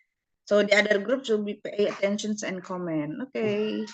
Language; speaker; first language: English; non-native, fluent; Indonesian